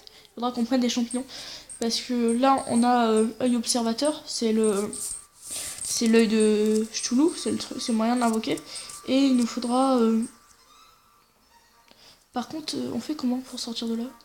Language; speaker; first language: French; native; French